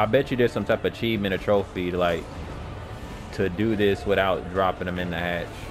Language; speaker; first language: English; native; English